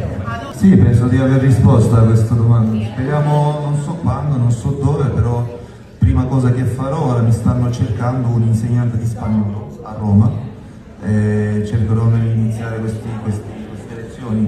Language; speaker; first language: Italian; non-native, fluent; Turkish